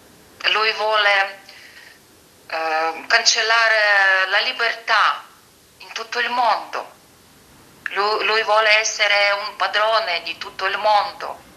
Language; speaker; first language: Italian; non-native, fluent; Ukrainian